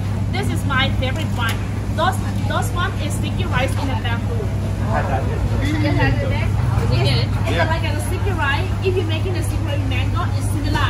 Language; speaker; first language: English; non-native, fluent; Thai